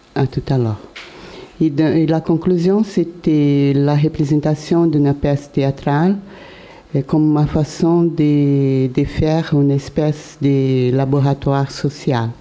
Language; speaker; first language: French; non-native, learner; Portuguese